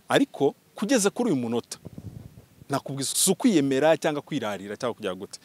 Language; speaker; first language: Kinyarwanda; early bilingual, heritage; Kinyarwanda